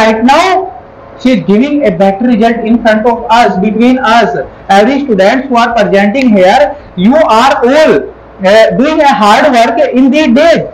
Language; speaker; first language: English; non-native, local second language; Hindi